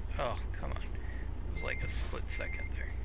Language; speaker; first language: English; native; English